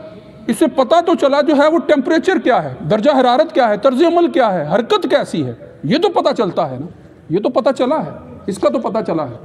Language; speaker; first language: Urdu; native; Urdu